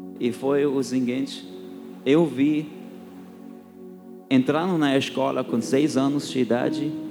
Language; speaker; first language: Portuguese; non-native, fluent; German